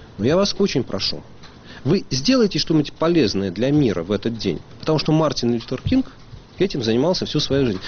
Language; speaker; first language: Russian; native; Russian